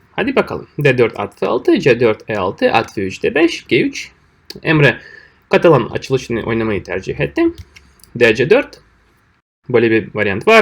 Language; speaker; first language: Turkish; non-native, fluent; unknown